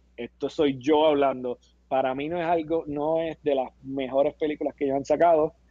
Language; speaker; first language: Spanish; native; Spanish